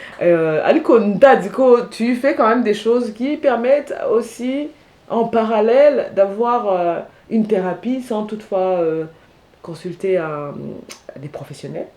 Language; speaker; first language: French; non-native, local second language; Rundi